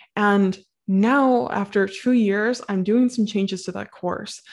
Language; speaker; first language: English; native; English